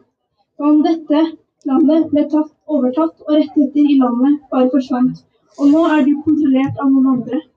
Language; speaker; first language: Norwegian; early bilingual, other home language; Persian